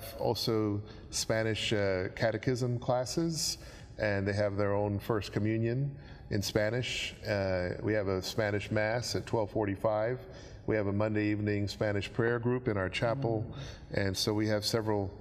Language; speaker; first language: English; native; English